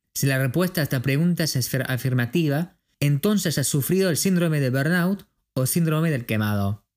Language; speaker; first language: Spanish; non-native, fluent; French